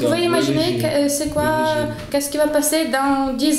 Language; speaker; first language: French; non-native, learner; Spanish